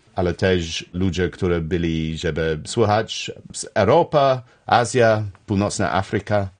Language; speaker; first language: Polish; non-native, learner; English